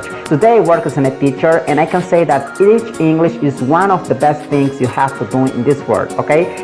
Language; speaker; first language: English; non-native, fluent; Portuguese